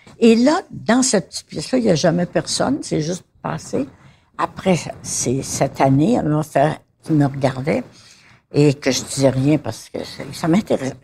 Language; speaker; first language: French; native; French